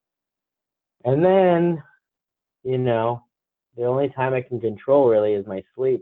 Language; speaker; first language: English; native; English